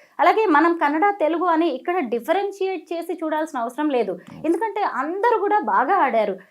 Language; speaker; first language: Telugu; native; Telugu